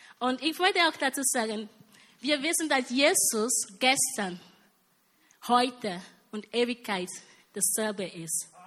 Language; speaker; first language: German; non-native, learner; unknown